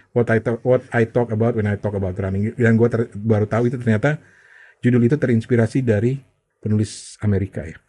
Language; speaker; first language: Indonesian; native; Indonesian